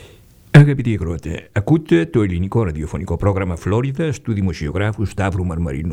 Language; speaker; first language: Greek; native; Greek